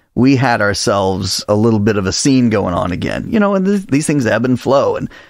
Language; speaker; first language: English; native; English